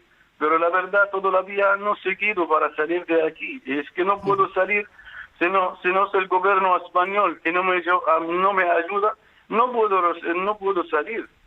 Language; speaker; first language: Spanish; non-native, fluent; Arabic